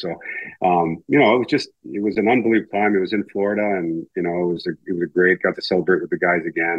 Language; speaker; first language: English; native; English